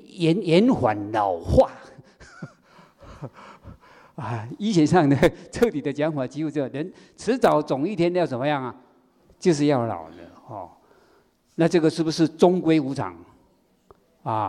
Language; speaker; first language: Chinese; native; Chinese